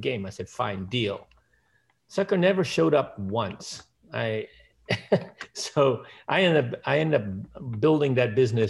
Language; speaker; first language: English; early bilingual, other home language; Dutch